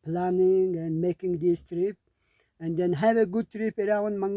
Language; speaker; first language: English; non-native, learner; Mongolian